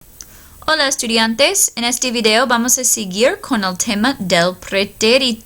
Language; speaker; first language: Spanish; non-native, fluent; English